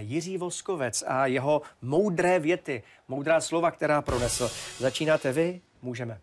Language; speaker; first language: Czech; native; Czech